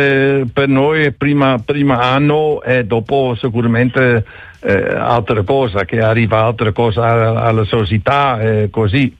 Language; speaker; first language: Italian; non-native, learner; Dutch